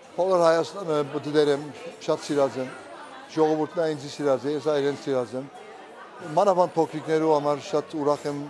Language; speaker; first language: Armenian; early bilingual, heritage; Armenian